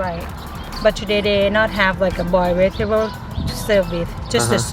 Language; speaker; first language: English; non-native, learner; Thai